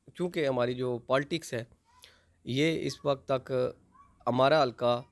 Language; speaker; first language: Urdu; non-native, local second language; Pahari-Potwari